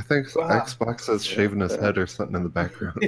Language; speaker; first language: English; native; English